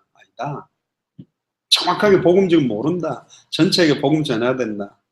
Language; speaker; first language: Korean; native; Korean